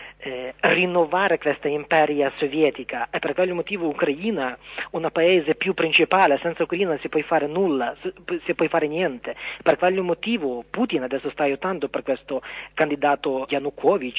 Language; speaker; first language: Italian; non-native, learner; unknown